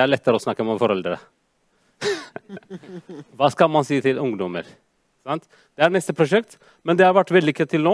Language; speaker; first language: Norwegian; non-native, fluent; Amharic